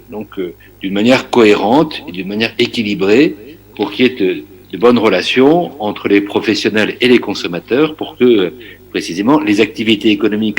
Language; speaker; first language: French; native; French